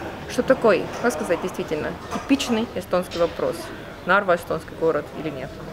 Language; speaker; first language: Russian; non-native, fluent; Estonian